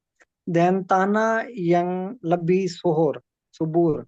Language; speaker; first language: Indonesian; non-native, learner; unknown